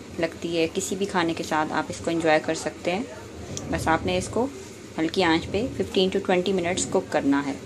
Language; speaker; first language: Urdu; native; Urdu